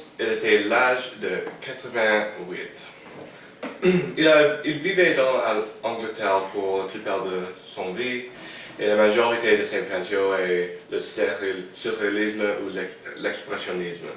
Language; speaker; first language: French; non-native, learner; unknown